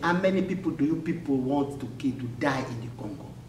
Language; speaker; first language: English; non-native, learner; Lingala